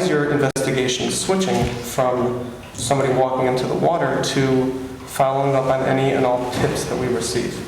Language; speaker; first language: English; native; English